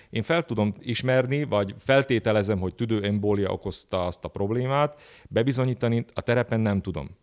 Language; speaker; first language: Hungarian; native; Hungarian